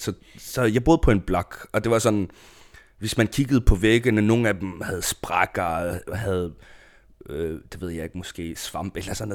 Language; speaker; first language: Danish; non-native, local second language; Kalaallisut